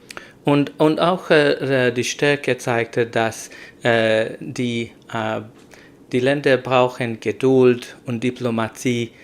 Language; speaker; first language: German; non-native, learner; Hungarian